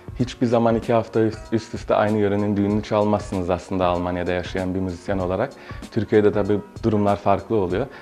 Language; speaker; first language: Turkish; early bilingual, heritage; Turkish